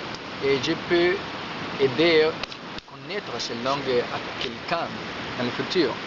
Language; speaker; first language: French; non-native, learner; Spanish